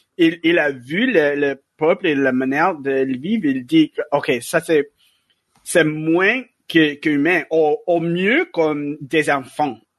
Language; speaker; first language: French; non-native, learner; English